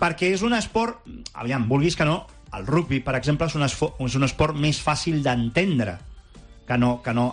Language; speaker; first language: Catalan; native; Catalan